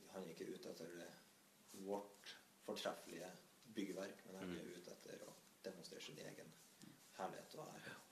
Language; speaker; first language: Norwegian; native; Norwegian